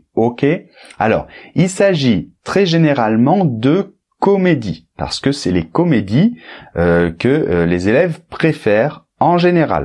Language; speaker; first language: French; native; French